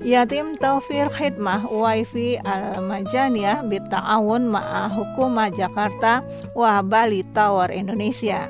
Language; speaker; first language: Arabic; non-native, learner; Indonesian